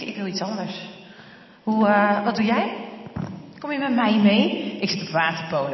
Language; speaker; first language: Dutch; native; Dutch